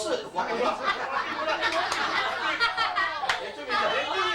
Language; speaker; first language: Chinese; non-native, local second language; Amis